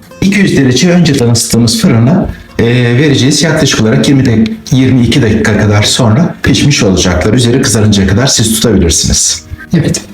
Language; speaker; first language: Turkish; native; Turkish